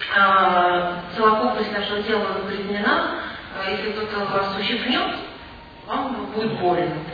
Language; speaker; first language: Russian; native; Russian